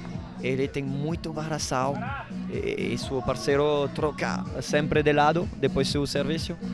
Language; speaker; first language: Portuguese; non-native, learner; Italian